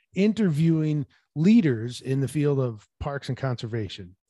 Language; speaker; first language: English; native; English